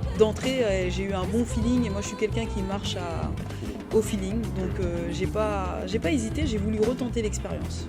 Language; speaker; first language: French; early bilingual, other home language; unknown